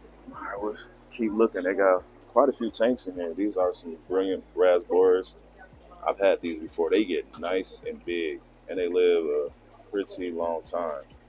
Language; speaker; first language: English; native; English